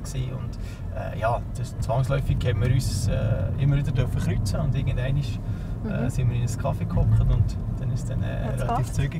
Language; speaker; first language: German; native; German